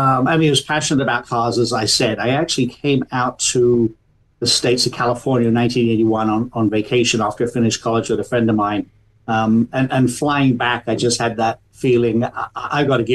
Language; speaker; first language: English; native; English